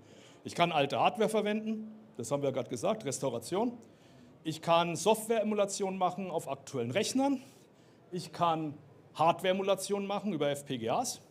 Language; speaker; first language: German; native; German